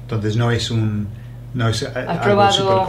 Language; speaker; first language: Spanish; non-native, fluent; English